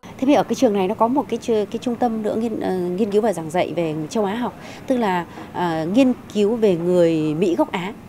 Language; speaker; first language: Vietnamese; native; Vietnamese